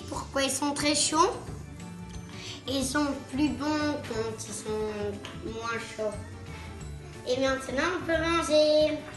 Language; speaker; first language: French; early bilingual, heritage; French